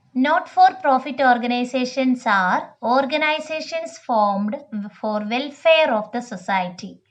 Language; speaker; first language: English; non-native, local second language; Malayalam